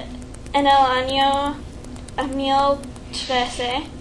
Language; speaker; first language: Spanish; non-native, learner; English